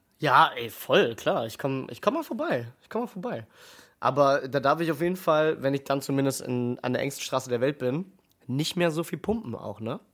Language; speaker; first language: German; native; German